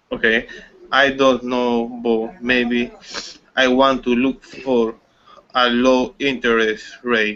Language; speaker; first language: English; non-native, learner; Spanish